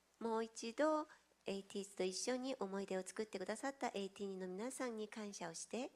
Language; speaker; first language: Japanese; non-native, learner; Korean